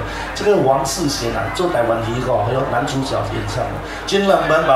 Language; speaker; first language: Chinese; non-native, local second language; Min Nan Chinese